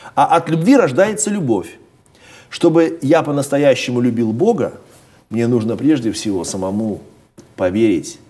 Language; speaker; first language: Russian; native; Russian